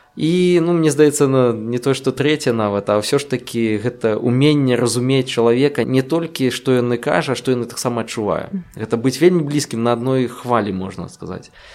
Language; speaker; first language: Belarusian; non-native, local second language; Russian